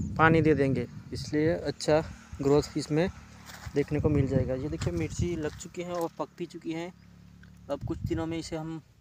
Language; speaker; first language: Hindi; non-native, local second language; Gujarati